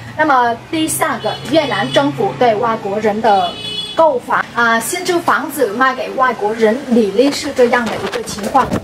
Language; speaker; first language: Chinese; non-native, fluent; Vietnamese